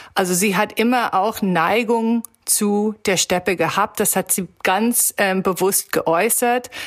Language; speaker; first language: German; early bilingual, heritage; German